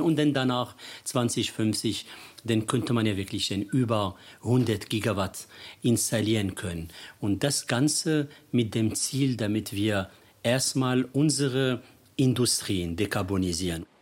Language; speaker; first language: German; non-native, fluent; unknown